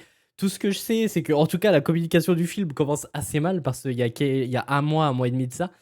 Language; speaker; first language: French; native; French